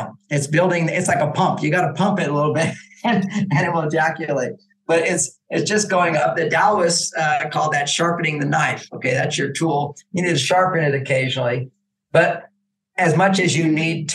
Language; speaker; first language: English; native; English